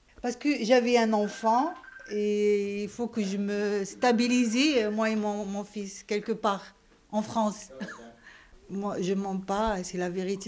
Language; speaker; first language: French; non-native, learner; Arabic